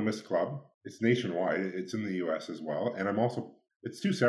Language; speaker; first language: English; native; English